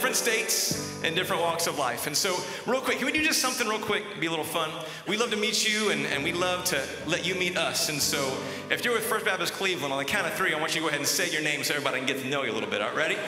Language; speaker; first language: English; native; English